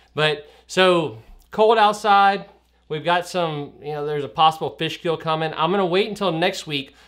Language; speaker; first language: English; native; English